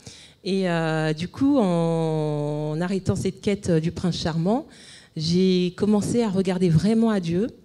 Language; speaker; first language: French; native; French